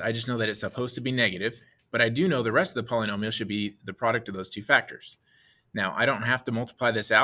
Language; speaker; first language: English; native; English